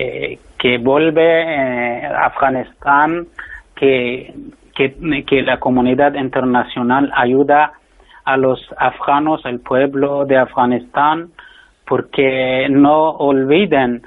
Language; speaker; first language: Spanish; non-native, learner; Persian